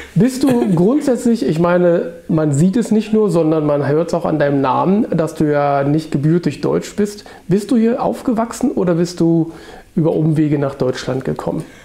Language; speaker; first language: German; native; German